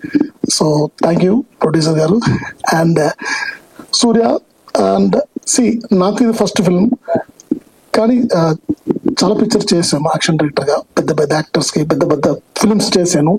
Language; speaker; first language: Telugu; non-native, learner; Tamil